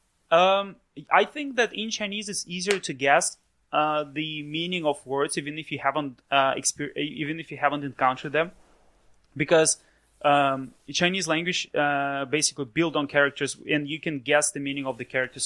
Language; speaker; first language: English; non-native, fluent; Russian